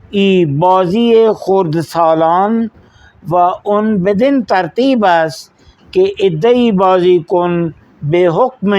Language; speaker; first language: Persian; non-native, fluent; Urdu